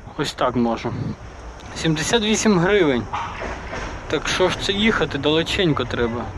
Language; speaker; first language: Ukrainian; non-native, local second language; Russian